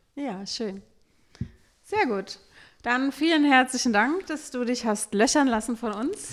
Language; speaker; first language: German; native; German